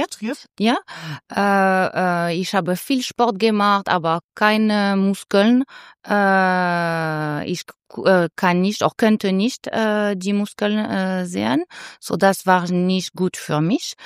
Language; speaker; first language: German; non-native, learner; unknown